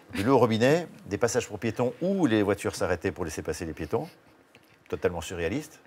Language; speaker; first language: French; native; French